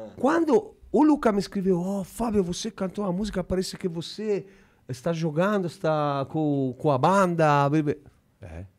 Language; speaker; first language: Portuguese; non-native, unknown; Italian